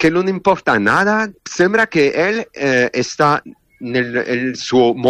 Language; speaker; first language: Spanish; non-native, learner; French